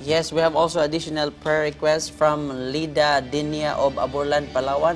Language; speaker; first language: English; non-native, local second language; Cebuano